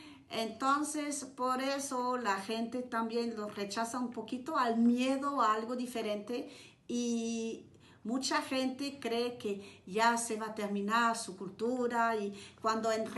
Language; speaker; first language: Spanish; non-native, fluent; French